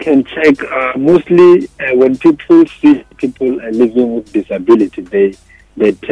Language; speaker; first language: English; non-native, local second language; Northern Sotho